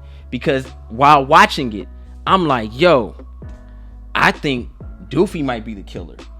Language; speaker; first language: English; native; English